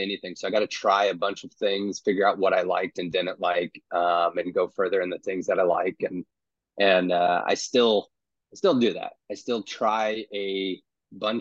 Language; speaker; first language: English; native; English